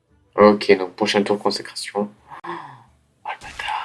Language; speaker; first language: French; native; French